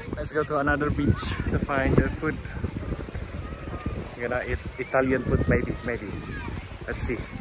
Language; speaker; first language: English; non-native, learner; Indonesian